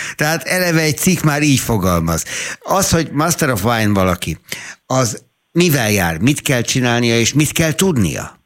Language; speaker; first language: Hungarian; native; Hungarian